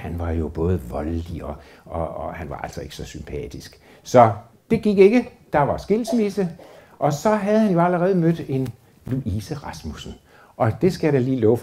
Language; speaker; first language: Danish; native; Danish